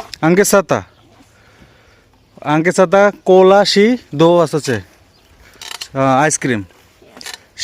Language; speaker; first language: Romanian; non-native, learner; Bangla